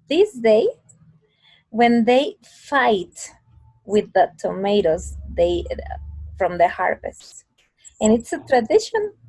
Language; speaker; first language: English; non-native, fluent; Spanish